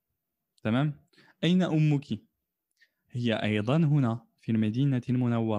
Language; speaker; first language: Arabic; non-native, fluent; French